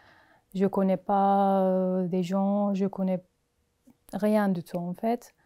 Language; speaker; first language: French; non-native, learner; Turkish